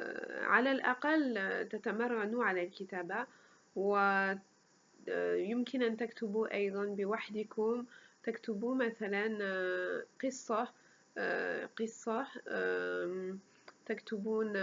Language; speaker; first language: Arabic; non-native, fluent; French